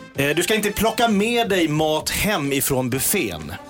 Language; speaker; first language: Swedish; native; Swedish